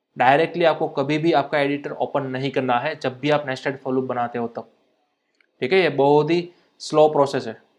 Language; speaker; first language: Hindi; non-native, local second language; Gujarati